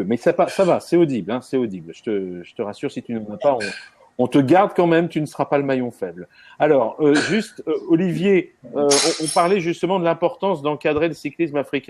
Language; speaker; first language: French; native; French